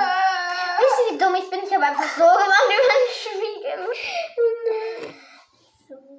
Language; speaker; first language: German; early bilingual, other home language; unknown